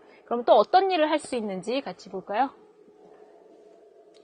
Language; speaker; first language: Korean; native; Korean